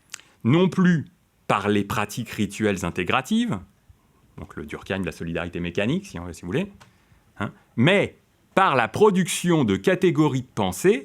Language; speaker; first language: French; native; French